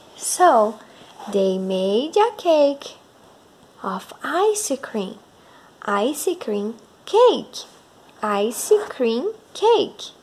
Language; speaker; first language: English; non-native, fluent; Portuguese